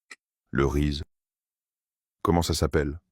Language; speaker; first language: French; non-native, fluent; Pashto